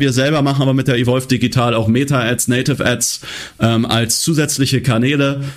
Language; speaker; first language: German; native; German